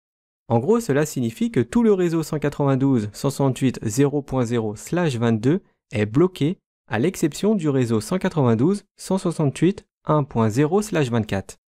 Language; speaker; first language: French; native; French